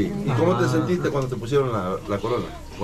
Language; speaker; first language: Spanish; native; Spanish